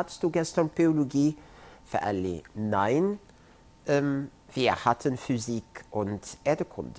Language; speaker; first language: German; non-native, fluent; Arabic